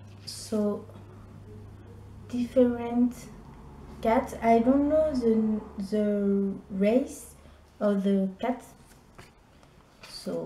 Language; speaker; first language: English; non-native, learner; French